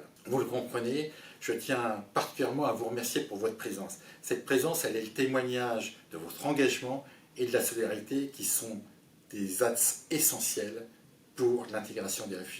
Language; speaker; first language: French; native; French